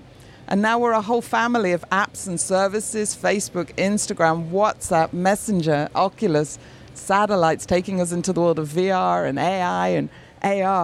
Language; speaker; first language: English; native; English